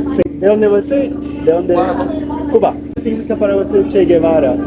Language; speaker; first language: Spanish; non-native, learner; Turkish